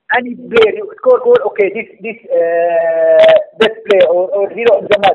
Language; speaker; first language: English; non-native, learner; Arabic